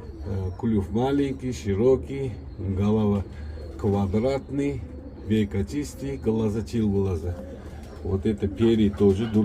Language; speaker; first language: Russian; non-native, local second language; Uzbek